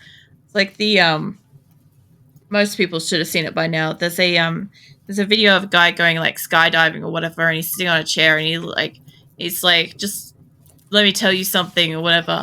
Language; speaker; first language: English; native; English